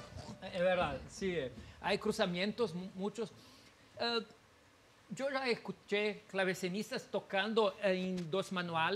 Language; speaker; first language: Spanish; non-native, learner; Portuguese